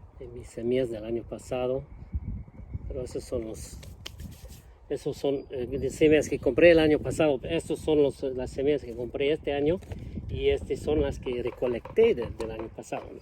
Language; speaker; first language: Spanish; non-native, fluent; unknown